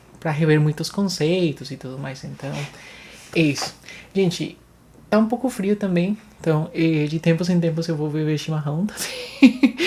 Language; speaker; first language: Portuguese; non-native, fluent; Spanish